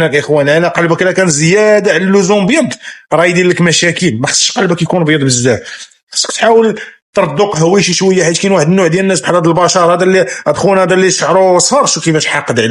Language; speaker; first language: Arabic; native; Arabic